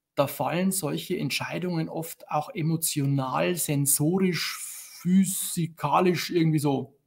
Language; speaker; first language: German; native; German